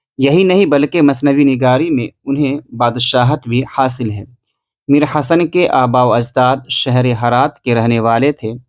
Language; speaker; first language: Urdu; native; Urdu